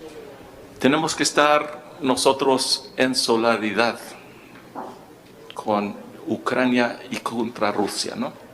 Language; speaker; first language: Spanish; non-native, fluent; English